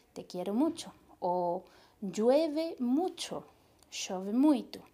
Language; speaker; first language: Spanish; non-native, fluent; Portuguese